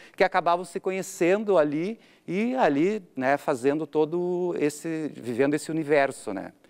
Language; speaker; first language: Portuguese; native; Portuguese